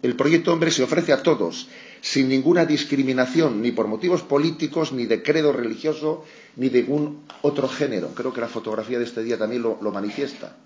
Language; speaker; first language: Spanish; non-native, local second language; Basque